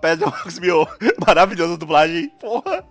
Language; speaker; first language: Portuguese; native; Portuguese